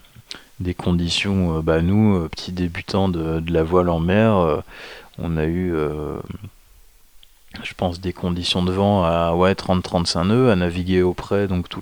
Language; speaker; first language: French; native; French